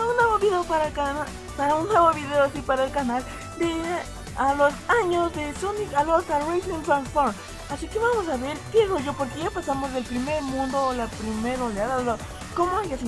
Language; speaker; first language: Spanish; native; Spanish